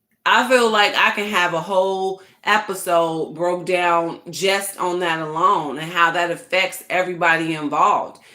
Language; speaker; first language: English; native; English